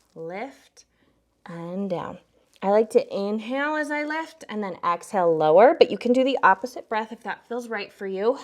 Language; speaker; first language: English; native; English